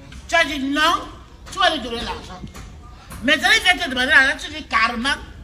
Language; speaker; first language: French; native; French